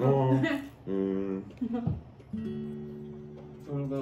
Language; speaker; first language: Japanese; native; Japanese